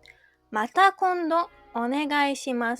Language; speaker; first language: Japanese; non-native, fluent; French